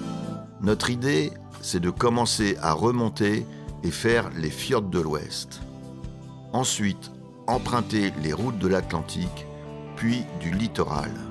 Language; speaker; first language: French; native; French